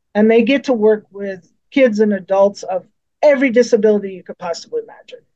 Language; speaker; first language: English; native; English